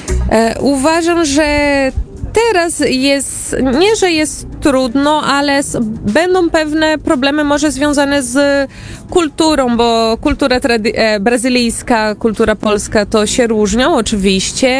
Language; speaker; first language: Polish; non-native, fluent; Portuguese